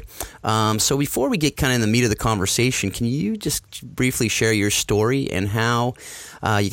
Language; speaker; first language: English; native; English